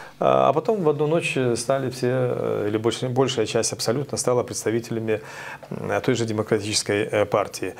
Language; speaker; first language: Russian; non-native, local second language; Romanian